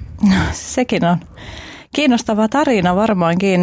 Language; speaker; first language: Finnish; early bilingual, other home language; Albanian